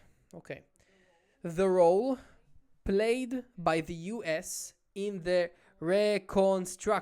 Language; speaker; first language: English; non-native, local second language; Hebrew